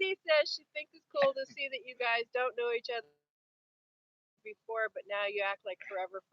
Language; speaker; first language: English; native; English